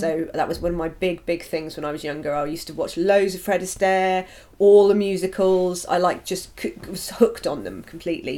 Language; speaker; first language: English; native; English